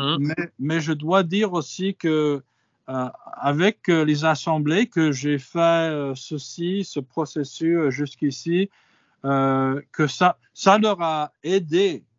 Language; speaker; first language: French; non-native, fluent; English